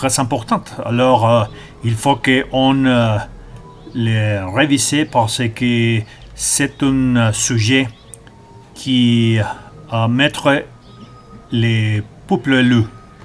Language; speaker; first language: French; non-native, learner; Spanish